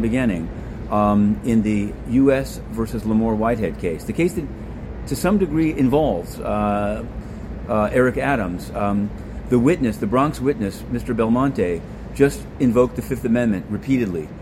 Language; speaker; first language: English; native; English